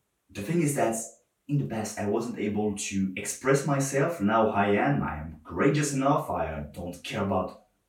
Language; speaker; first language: English; non-native, fluent; French